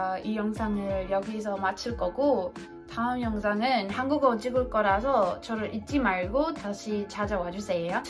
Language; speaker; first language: Korean; non-native, fluent; English